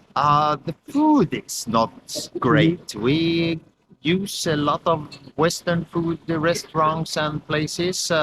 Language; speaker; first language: English; non-native, fluent; Norwegian